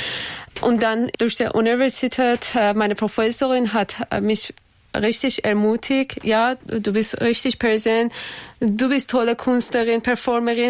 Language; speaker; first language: German; non-native, learner; Persian